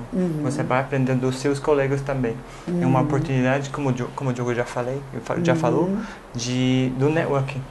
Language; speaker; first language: Portuguese; non-native, fluent; English